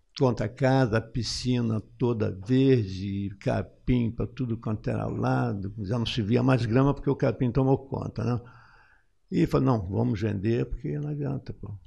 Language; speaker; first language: Portuguese; native; Portuguese